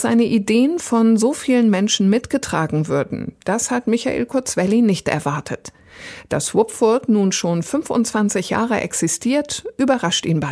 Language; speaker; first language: German; native; German